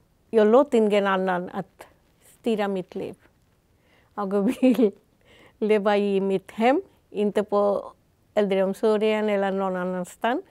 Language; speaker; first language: Swedish; non-native, fluent; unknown